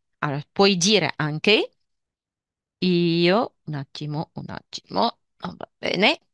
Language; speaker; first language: Italian; non-native, fluent; Arabic